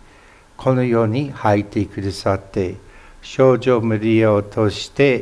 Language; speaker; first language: Japanese; non-native, fluent; English